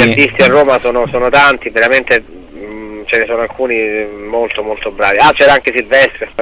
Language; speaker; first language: Italian; native; Italian